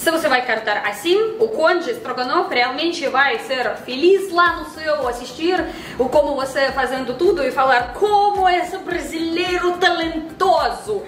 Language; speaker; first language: Portuguese; non-native, fluent; Russian